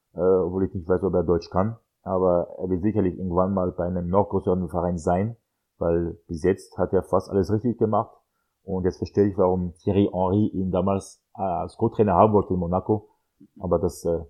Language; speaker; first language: German; non-native, fluent; French